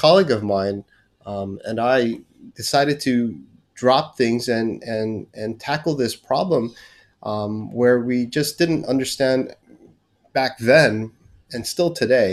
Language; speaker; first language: English; non-native, local second language; Korean